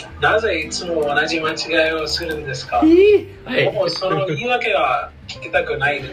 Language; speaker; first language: Japanese; non-native, learner; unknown